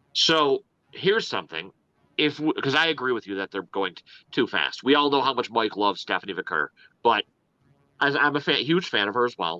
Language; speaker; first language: English; native; English